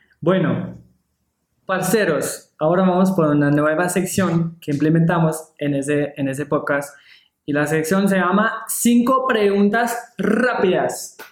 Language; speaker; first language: Spanish; non-native, fluent; English